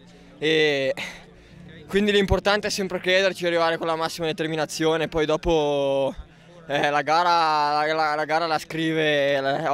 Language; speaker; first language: Italian; native; Italian